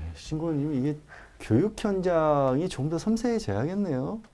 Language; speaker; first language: Korean; native; Korean